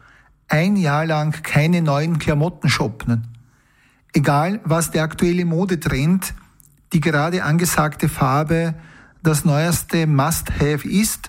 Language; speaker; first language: German; native; German